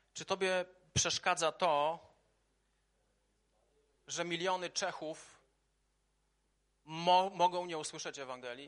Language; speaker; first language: Polish; native; Polish